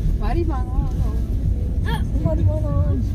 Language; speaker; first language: Korean; non-native, fluent; French